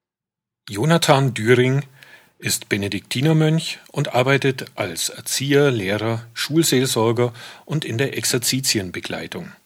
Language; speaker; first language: German; native; German